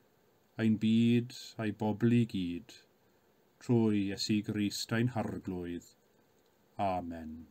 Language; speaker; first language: Welsh; native; Welsh